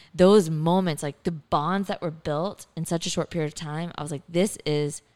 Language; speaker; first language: English; native; English